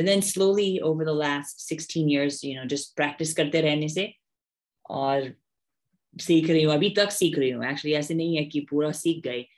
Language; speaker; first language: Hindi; non-native, fluent; English